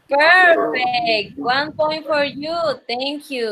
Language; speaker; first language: English; non-native, local second language; Spanish